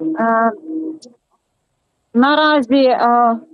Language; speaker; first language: Ukrainian; native; Ukrainian